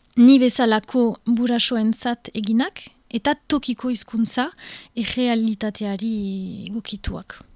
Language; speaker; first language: Basque; non-native, local second language; French